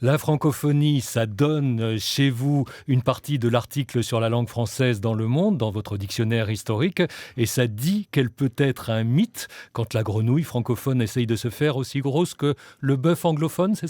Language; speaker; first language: French; native; French